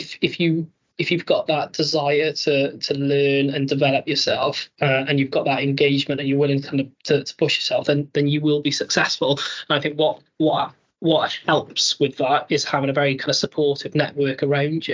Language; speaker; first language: English; native; English